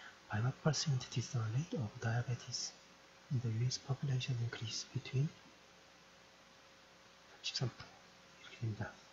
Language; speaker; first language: English; non-native, fluent; Korean